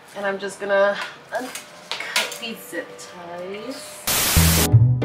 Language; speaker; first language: English; early bilingual, other home language; Spanish